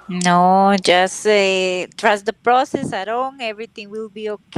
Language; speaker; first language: English; non-native, learner; Spanish